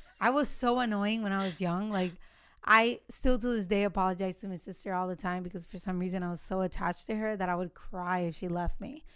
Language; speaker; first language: English; early bilingual, other home language; Spanish